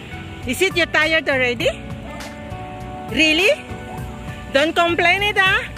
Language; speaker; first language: English; non-native, learner; Filipino